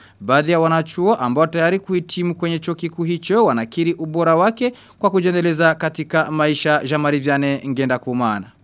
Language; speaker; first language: Swahili; non-native, local second language; Rundi